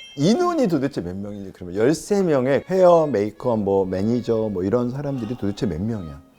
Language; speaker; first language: Korean; native; Korean